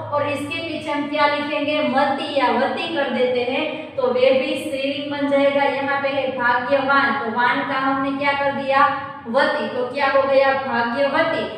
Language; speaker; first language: Hindi; non-native, local second language; Gujarati